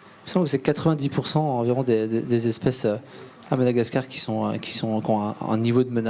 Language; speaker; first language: French; native; French